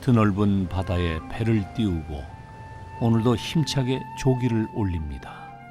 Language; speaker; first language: Korean; native; Korean